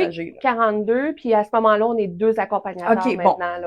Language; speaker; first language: French; native; French